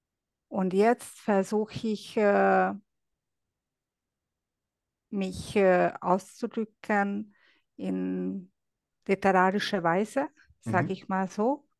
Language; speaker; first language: German; non-native, fluent; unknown